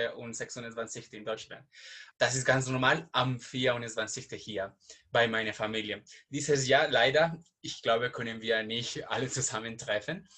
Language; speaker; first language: German; non-native, learner; Spanish